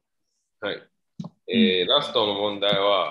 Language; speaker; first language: Japanese; non-native, learner; Chinese